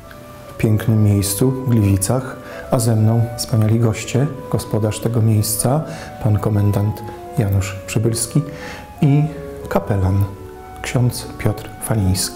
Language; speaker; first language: Polish; native; Polish